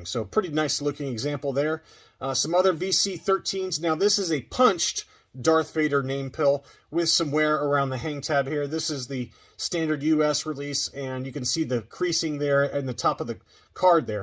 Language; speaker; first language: English; native; English